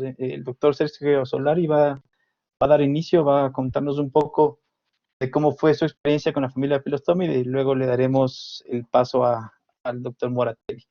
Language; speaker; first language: Spanish; native; Spanish